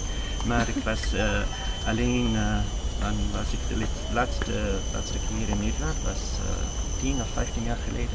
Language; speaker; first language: Dutch; non-native, learner; English